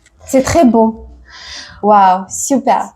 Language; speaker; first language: French; non-native, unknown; Tajik